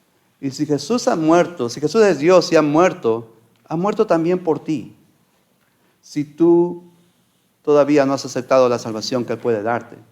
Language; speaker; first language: Spanish; native; Spanish